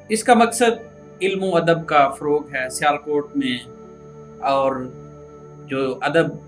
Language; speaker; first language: Urdu; non-native, local second language; Punjabi